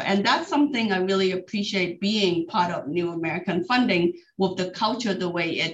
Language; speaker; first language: English; non-native, local second language; Cantonese